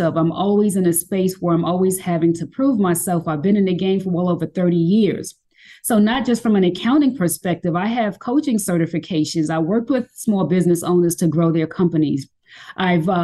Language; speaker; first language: English; native; English